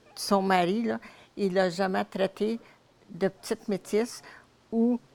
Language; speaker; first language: French; native; French